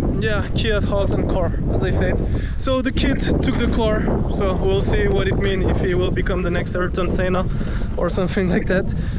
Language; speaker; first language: English; non-native, fluent; French